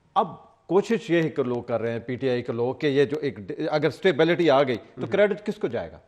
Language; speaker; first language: Urdu; non-native, local second language; Saraiki